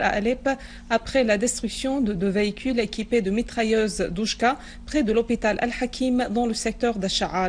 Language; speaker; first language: French; non-native, fluent; Arabic